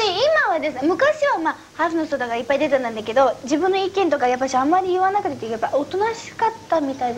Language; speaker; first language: Japanese; non-native, fluent; English